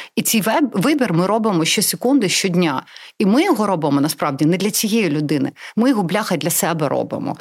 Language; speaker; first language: Ukrainian; non-native, local second language; Russian